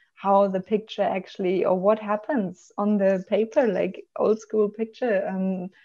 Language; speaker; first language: English; non-native, fluent; German